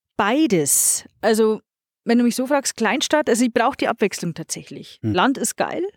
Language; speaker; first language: German; non-native, local second language; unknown